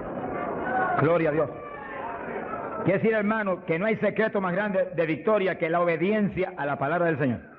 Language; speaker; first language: Spanish; native; Spanish